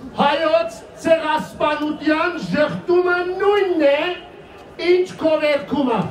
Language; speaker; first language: Armenian; early bilingual, heritage; Armenian